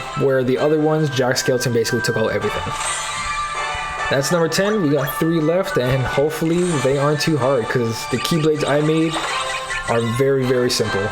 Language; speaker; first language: English; native; English